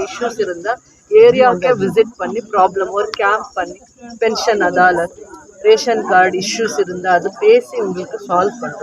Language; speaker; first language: Tamil; non-native, local second language; Kannada